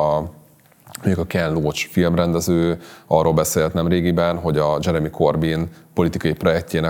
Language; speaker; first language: Hungarian; native; Hungarian